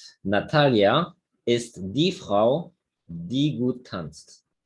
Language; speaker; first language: German; non-native, fluent; Spanish